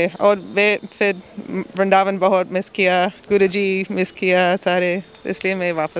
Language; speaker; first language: Hindi; non-native, learner; English